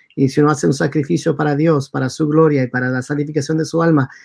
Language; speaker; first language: Spanish; early bilingual, heritage; Spanish